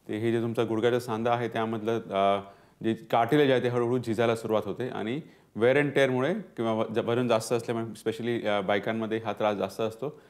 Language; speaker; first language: Marathi; non-native, local second language; Punjabi